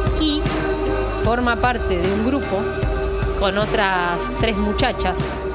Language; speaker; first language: Spanish; native; Spanish